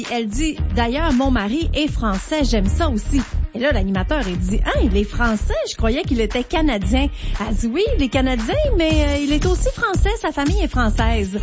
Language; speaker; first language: French; native; French